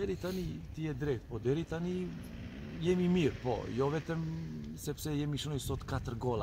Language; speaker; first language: Albanian; non-native, learner; Serbian